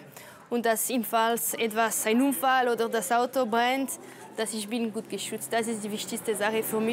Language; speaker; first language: German; non-native, local second language; French